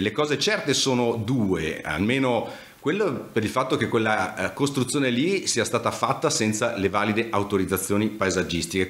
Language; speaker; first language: Italian; native; Italian